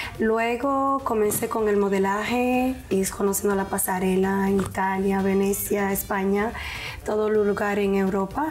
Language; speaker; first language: Spanish; native; Spanish